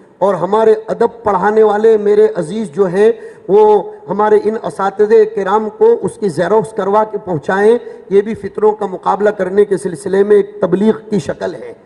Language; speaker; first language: Urdu; native; Urdu